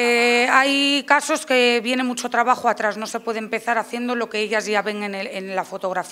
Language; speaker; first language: Spanish; native; Spanish